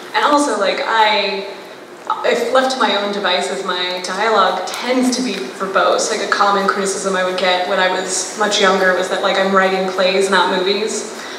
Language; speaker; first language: English; native; English